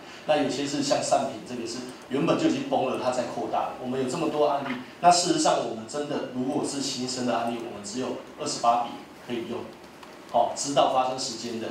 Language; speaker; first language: Chinese; native; Chinese